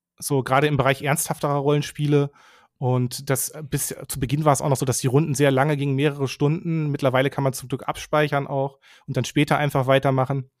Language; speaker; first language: German; native; German